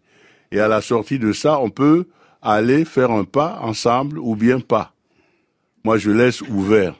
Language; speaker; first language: French; non-native, local second language; Duala